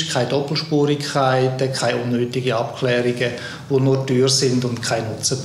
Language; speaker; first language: German; native; German